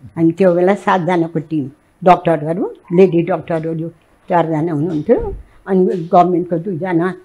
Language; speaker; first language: Nepali; native; Nepali